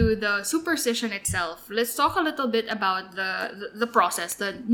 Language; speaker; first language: English; non-native, local second language; Filipino